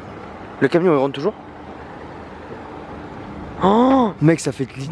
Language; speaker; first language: French; native; French